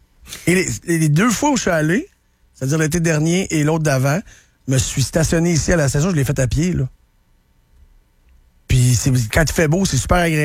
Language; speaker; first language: French; native; French